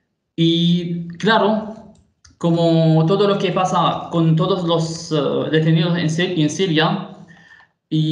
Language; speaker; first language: Spanish; non-native, fluent; Arabic